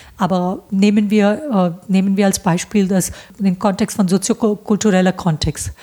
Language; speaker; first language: German; non-native, fluent; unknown